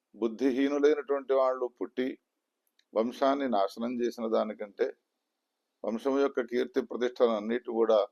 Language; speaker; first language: Telugu; native; Telugu